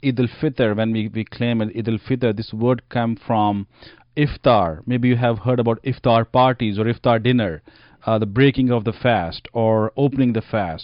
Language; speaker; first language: English; non-native, local second language; Punjabi